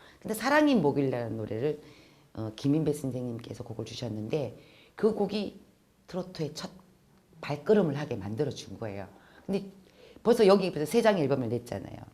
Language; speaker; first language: Korean; native; Korean